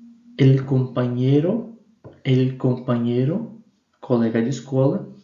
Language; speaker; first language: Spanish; non-native, fluent; Portuguese